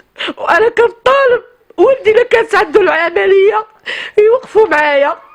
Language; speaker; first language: Arabic; native; Arabic